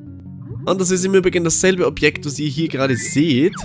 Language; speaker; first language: German; native; German